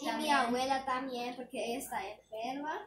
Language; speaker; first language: Spanish; early bilingual, heritage; Spanish